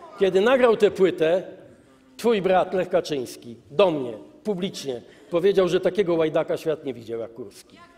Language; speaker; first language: Polish; native; Polish